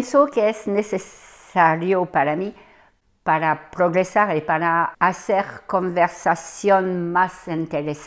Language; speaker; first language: Spanish; non-native, learner; French